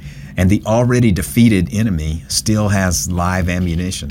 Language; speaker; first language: English; native; English